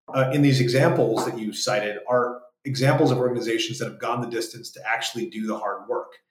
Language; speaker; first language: English; native; English